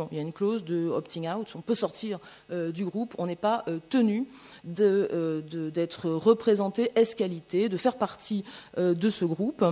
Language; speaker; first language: French; native; French